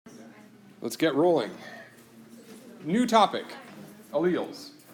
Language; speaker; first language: English; native; English